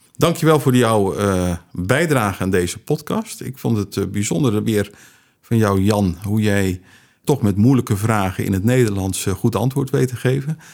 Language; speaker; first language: Dutch; native; Dutch